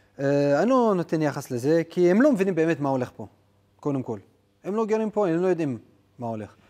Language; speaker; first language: Hebrew; non-native, local second language; Adyghe